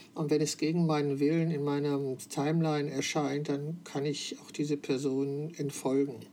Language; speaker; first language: German; native; German